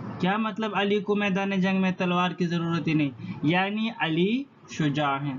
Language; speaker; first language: Urdu; non-native, local second language; Pashto